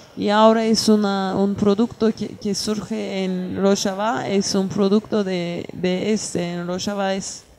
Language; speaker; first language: Spanish; non-native, fluent; Turkish